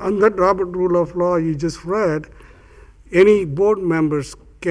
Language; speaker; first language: English; non-native, fluent; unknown